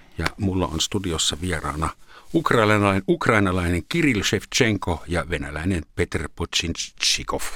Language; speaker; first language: Finnish; native; Finnish